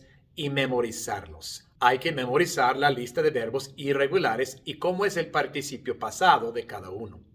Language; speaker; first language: Spanish; non-native, fluent; English